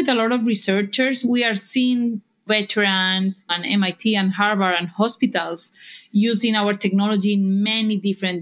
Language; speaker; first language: English; non-native, fluent; Spanish